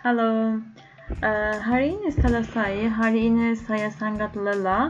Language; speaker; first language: Indonesian; non-native, learner; Turkish